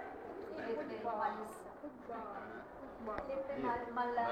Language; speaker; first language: French; non-native, fluent; Russian